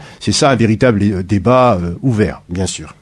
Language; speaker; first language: French; native; French